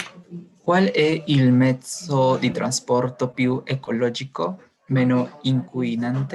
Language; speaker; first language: Italian; non-native, learner; Spanish